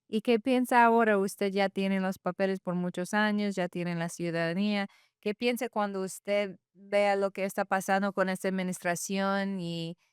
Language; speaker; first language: Spanish; non-native, fluent; English